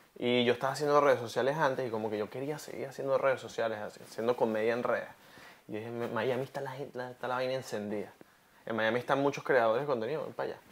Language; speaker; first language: Spanish; native; Spanish